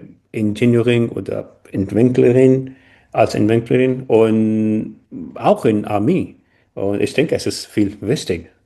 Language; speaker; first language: German; non-native, learner; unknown